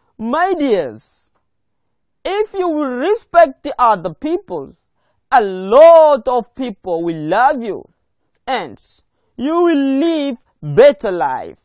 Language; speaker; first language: English; non-native, local second language; Swahili